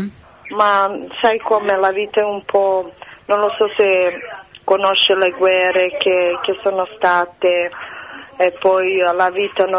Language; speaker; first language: Italian; non-native, fluent; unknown